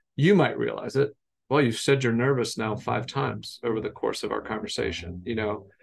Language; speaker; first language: English; native; English